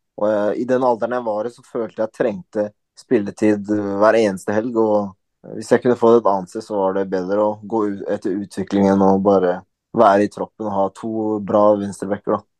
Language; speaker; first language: Norwegian; early bilingual, other home language; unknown